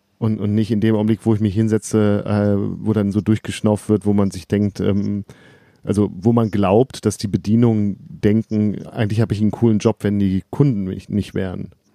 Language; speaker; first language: German; native; German